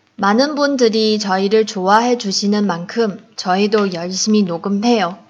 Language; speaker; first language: Korean; non-native, fluent; Chinese